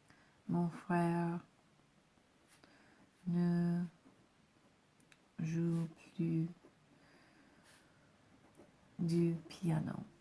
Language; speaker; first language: French; non-native, fluent; English